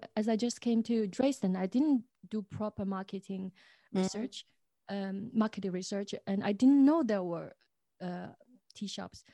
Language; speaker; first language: English; non-native, fluent; Chinese